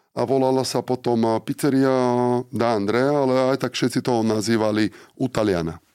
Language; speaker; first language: Slovak; non-native, fluent; Italian